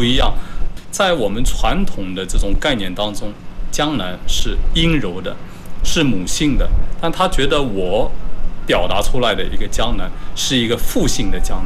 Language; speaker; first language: Chinese; native; Chinese